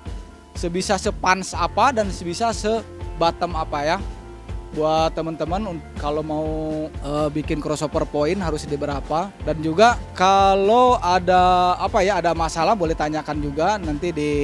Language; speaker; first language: Indonesian; native; Indonesian